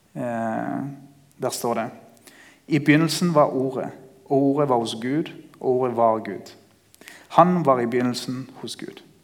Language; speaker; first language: Norwegian; early bilingual, other home language; Spanish